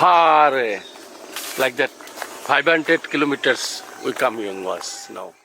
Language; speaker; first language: English; non-native, learner; Bangla